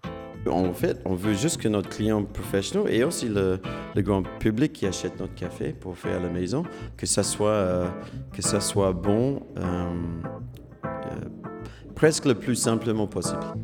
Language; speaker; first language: French; non-native, fluent; English